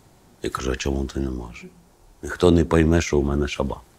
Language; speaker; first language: Ukrainian; non-native, local second language; Russian